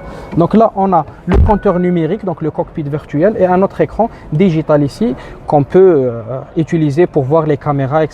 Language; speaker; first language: French; native; French